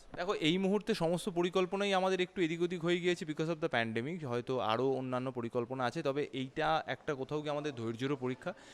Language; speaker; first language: Bangla; native; Bangla